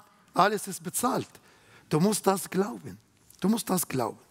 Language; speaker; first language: German; non-native, fluent; Arabic